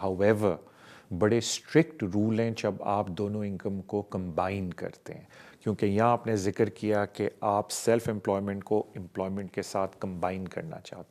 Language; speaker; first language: Urdu; native; Urdu